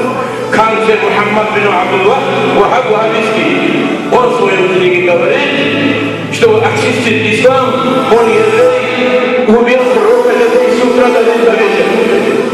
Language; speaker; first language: Russian; non-native, local second language; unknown